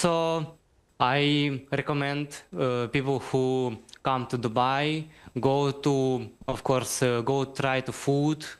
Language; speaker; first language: English; non-native, learner; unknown